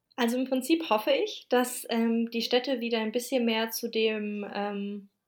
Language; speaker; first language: German; native; German